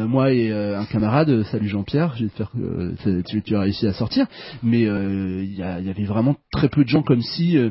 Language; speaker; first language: French; native; French